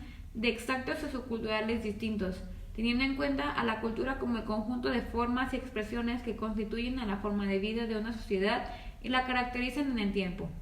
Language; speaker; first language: Spanish; native; Spanish